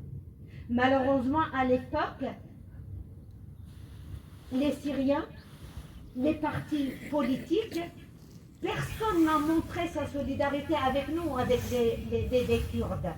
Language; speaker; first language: French; non-native, fluent; Arabic